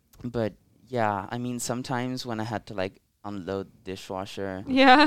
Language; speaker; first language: English; non-native, fluent; Italian